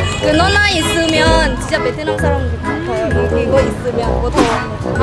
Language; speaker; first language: Korean; non-native, learner; Vietnamese